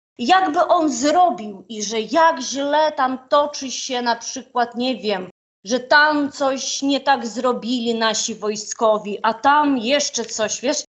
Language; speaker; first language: Polish; non-native, fluent; Ukrainian